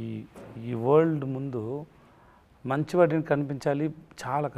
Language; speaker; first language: Telugu; non-native, learner; Tamil